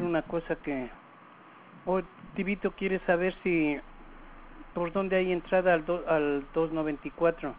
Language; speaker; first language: Spanish; native; Spanish